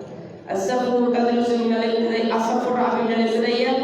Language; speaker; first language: Arabic; non-native, learner; Bangla